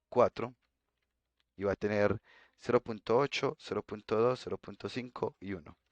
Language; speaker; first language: Spanish; native; Spanish